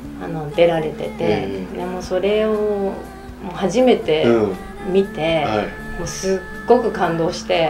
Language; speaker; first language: Japanese; native; Japanese